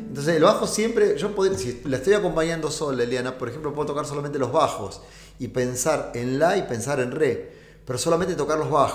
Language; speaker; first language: Spanish; native; Spanish